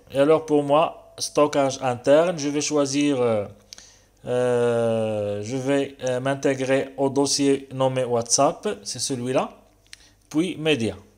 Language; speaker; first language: French; non-native, local second language; Arabic